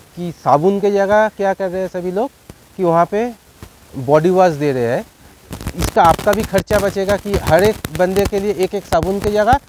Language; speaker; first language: Hindi; non-native, local second language; Bangla